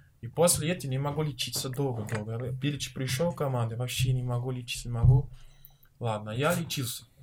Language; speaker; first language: Russian; non-native, learner; Portuguese